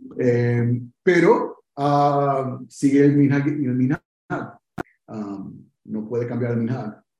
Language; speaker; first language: Spanish; early bilingual, heritage; Spanish